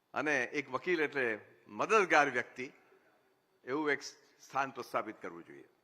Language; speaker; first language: Gujarati; native; Gujarati